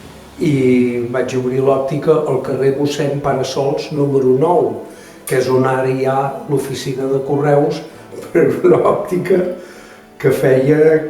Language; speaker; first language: Catalan; native; Catalan